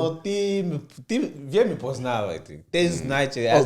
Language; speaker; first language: Bulgarian; non-native, learner; Portuguese